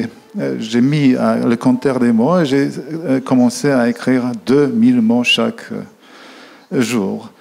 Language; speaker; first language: French; non-native, fluent; Polish